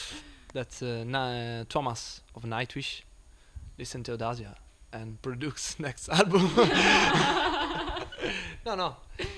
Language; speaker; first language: English; non-native, learner; Italian